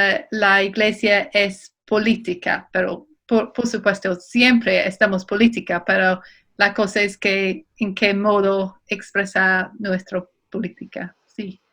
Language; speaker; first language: Spanish; non-native, fluent; English